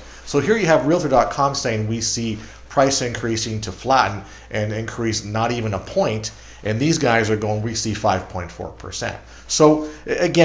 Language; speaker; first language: English; native; English